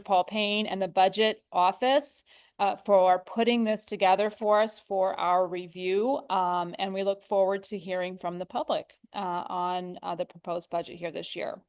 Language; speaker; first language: English; native; English